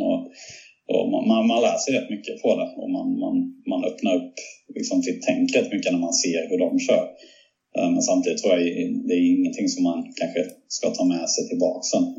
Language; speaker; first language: Swedish; native; Swedish